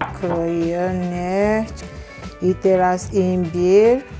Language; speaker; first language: Polish; non-native, learner; Igbo